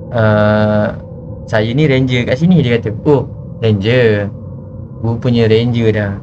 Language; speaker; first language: Malay; native; Malay